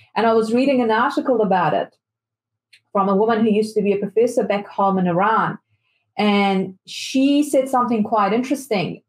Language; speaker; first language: English; non-native, fluent; Persian